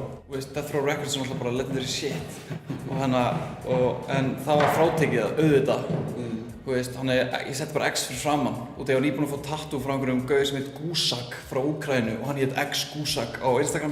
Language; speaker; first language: Icelandic; native; Icelandic